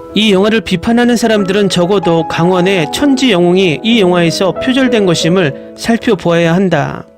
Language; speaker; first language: Korean; native; Korean